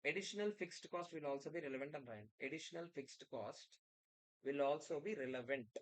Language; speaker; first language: English; non-native, local second language; Telugu